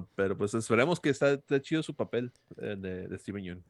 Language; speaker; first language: Spanish; early bilingual, heritage; Spanish